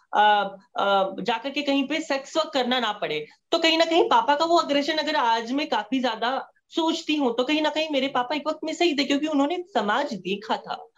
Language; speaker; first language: Hindi; native; Hindi